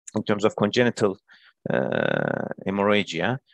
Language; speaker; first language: English; non-native, fluent; Turkish